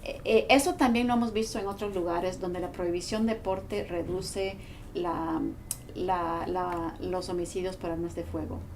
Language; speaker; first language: Spanish; non-native, fluent; English